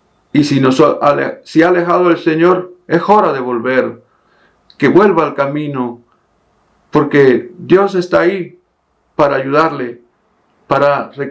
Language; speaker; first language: Spanish; native; Spanish